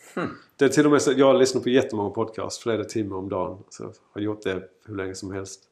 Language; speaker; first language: Swedish; non-native, fluent; English